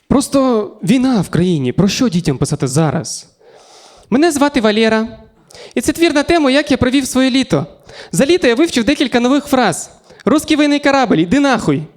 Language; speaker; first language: Ukrainian; native; Ukrainian